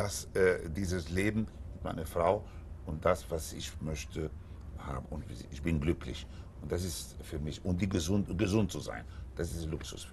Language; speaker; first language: German; non-native, fluent; Spanish